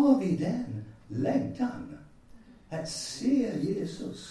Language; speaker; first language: Swedish; non-native, fluent; English